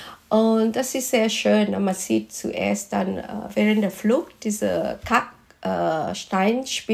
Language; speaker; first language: German; non-native, fluent; Malay